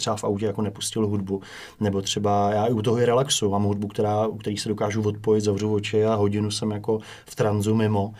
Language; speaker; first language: Czech; native; Czech